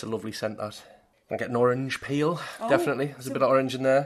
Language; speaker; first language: English; native; English